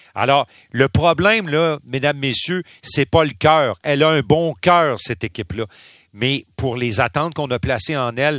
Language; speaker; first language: French; native; French